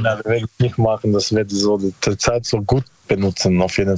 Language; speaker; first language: German; non-native, learner; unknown